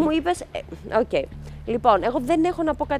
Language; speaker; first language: Greek; native; Greek